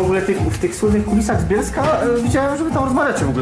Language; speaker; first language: Polish; native; Polish